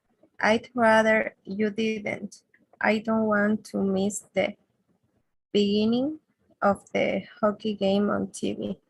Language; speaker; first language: English; non-native, learner; Spanish